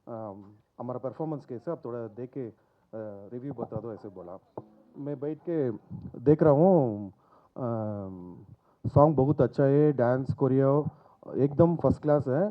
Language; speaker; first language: Hindi; non-native, local second language; Telugu